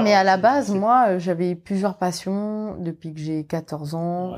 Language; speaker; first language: French; non-native, local second language; Morisyen